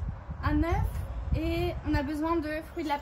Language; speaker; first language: French; native; French